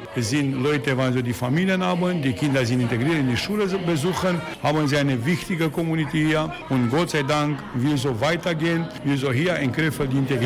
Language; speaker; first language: German; non-native, learner; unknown